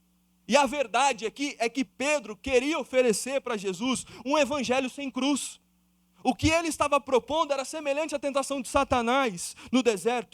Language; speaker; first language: Portuguese; native; Portuguese